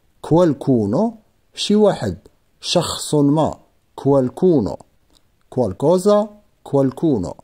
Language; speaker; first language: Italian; non-native, fluent; Arabic